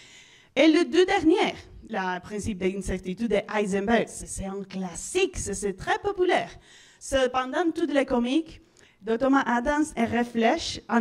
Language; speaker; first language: French; non-native, learner; Spanish